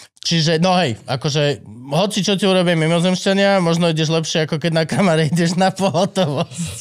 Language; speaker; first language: Slovak; native; Slovak